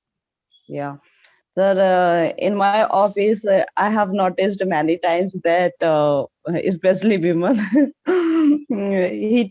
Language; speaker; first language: English; non-native, learner; Hindi